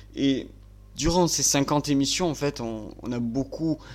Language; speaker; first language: French; native; French